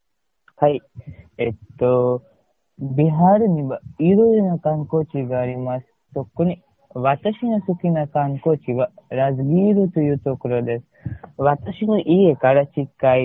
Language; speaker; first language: Japanese; non-native, learner; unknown